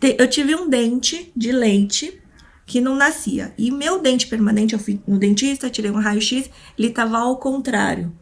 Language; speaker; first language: Portuguese; early bilingual, other home language; Korean